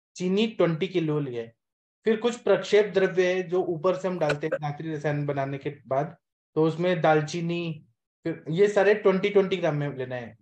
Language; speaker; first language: Hindi; native; Hindi